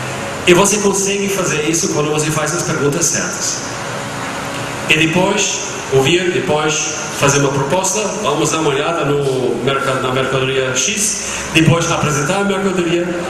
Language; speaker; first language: Portuguese; non-native, fluent; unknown